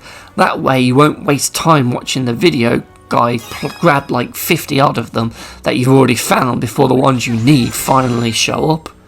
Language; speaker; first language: English; native; English